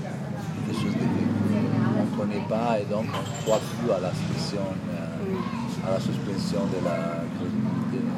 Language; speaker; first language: French; non-native, fluent; Italian